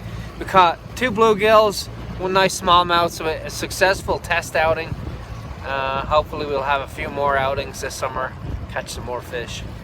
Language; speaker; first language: English; native; English